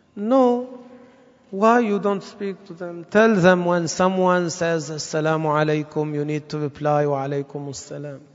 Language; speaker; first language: English; non-native, fluent; Arabic